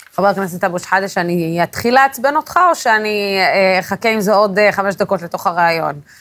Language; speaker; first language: Hebrew; non-native, local second language; Arabic